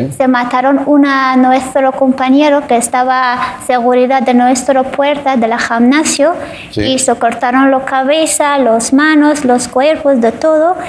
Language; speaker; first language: Spanish; non-native, fluent; Persian